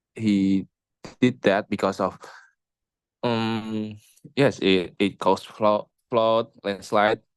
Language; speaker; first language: English; non-native, local second language; Indonesian